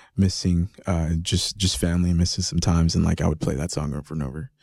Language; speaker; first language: English; early bilingual, other home language; Greek